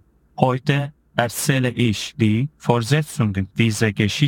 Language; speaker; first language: German; non-native, fluent; Turkish